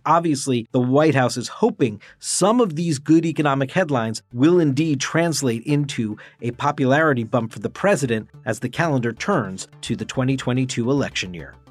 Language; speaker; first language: English; native; English